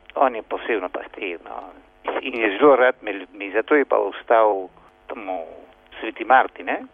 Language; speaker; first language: Slovenian; early bilingual, heritage; Slovenian